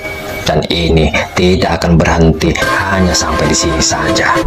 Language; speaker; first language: Indonesian; native; Indonesian